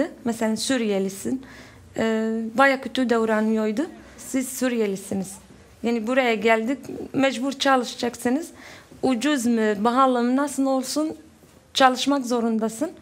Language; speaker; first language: Turkish; non-native, learner; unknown